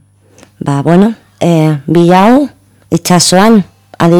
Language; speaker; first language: Basque; non-native, local second language; Spanish